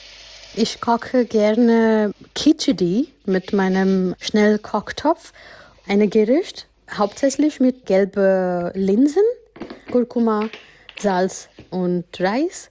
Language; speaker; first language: German; non-native, learner; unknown